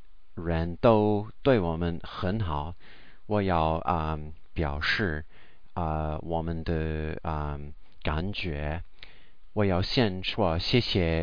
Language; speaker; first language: Chinese; non-native, learner; English